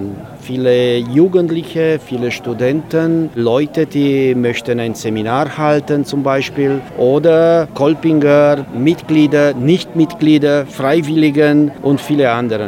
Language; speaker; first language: German; non-native, fluent; Romanian